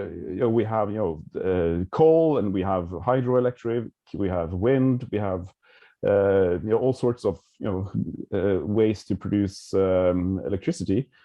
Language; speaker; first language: English; non-native, fluent; Norwegian